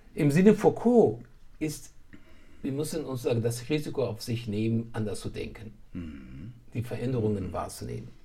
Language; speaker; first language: German; non-native, fluent; Persian